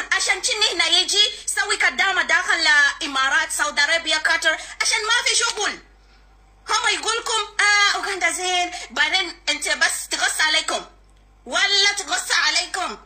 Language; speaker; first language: Arabic; non-native, learner; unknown